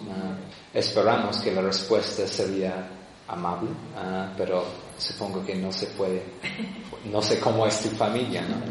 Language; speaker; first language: Spanish; non-native, fluent; English